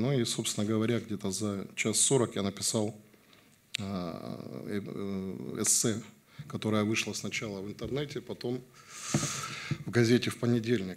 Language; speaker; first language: Russian; native; Russian